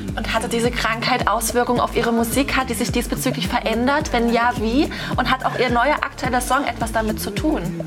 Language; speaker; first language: German; native; German